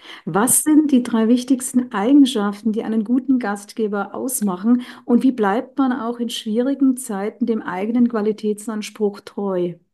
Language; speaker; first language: German; native; German